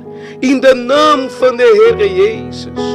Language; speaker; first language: Dutch; non-native, fluent; Portuguese